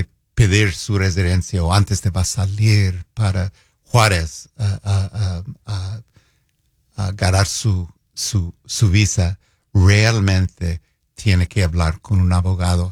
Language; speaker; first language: Spanish; non-native, fluent; English